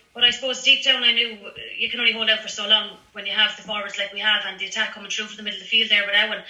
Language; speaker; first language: English; native; English